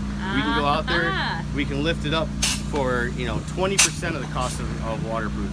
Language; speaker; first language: English; native; English